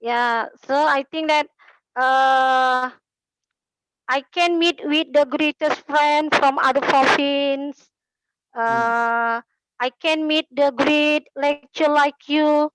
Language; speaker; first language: English; non-native, learner; Indonesian